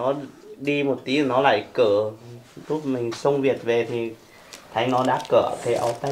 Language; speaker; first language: Vietnamese; non-native, local second language; Hmong